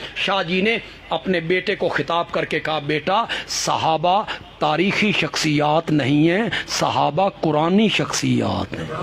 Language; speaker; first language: Urdu; non-native, local second language; Punjabi